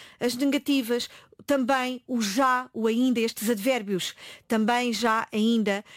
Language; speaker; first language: Portuguese; native; Portuguese